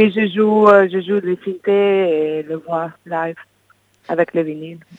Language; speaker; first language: French; non-native, fluent; English